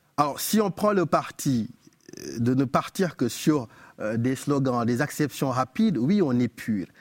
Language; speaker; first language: French; non-native, local second language; Wolof